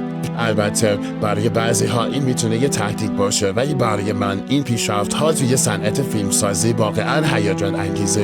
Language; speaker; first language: Persian; native; Persian